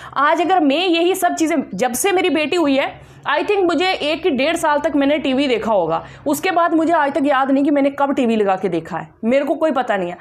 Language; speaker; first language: Hindi; non-native, local second language; Dogri